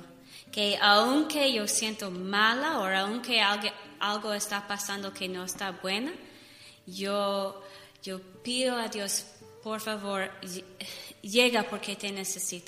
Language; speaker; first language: Spanish; non-native, learner; English